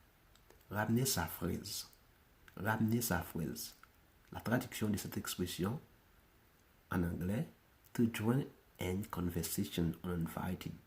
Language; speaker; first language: French; non-native, local second language; Haitian Creole